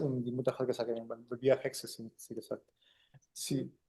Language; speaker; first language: German; non-native, fluent; Spanish